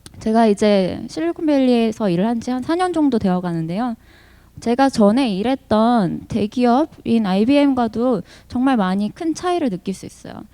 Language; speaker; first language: Korean; early bilingual, heritage; Korean